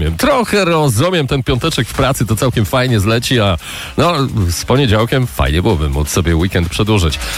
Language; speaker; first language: Polish; native; Polish